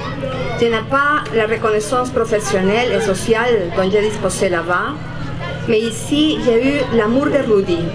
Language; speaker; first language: French; non-native, fluent; Spanish